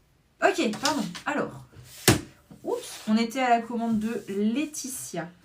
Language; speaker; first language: French; native; French